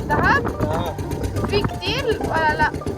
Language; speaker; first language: Arabic; non-native, learner; English